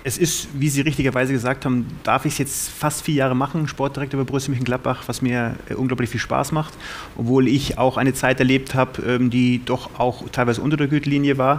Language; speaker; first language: German; native; German